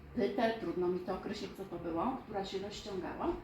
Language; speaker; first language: Polish; native; Polish